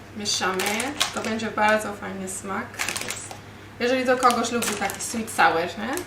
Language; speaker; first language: Polish; non-native, learner; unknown